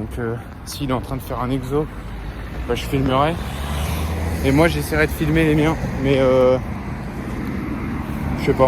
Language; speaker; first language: French; native; French